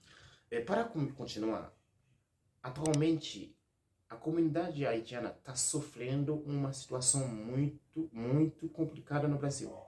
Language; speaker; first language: Portuguese; non-native, learner; Haitian Creole